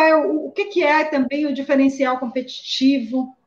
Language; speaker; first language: Portuguese; native; Portuguese